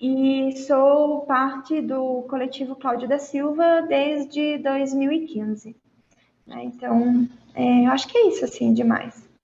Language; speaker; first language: Portuguese; native; Portuguese